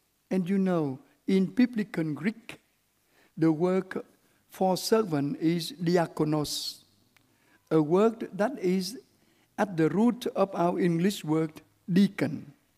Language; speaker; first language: English; early bilingual, other home language; Vietnamese